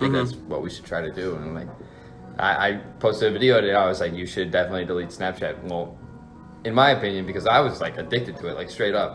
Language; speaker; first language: English; native; English